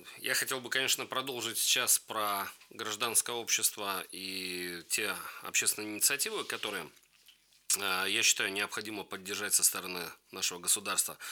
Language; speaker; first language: Russian; native; Russian